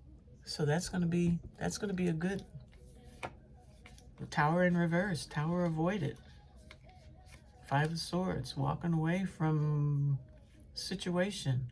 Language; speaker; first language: English; native; English